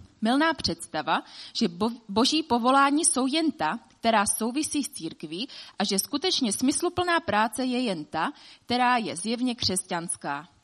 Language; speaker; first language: Czech; native; Czech